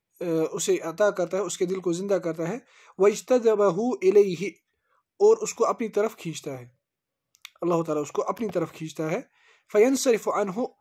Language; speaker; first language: Urdu; native; Urdu